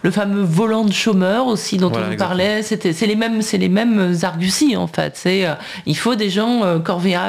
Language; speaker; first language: French; native; French